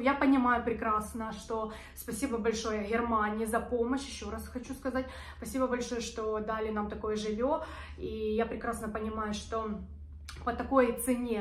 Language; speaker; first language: Russian; native; Russian